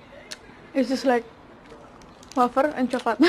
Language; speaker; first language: English; non-native, learner; Indonesian